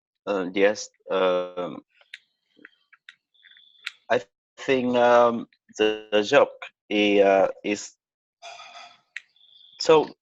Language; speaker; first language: English; non-native, learner; Vietnamese